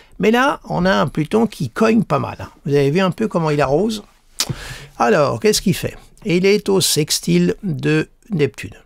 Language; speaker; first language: French; native; French